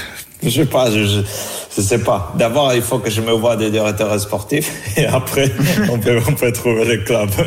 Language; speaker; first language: French; non-native, fluent; Spanish